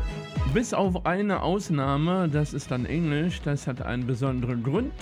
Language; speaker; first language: German; native; German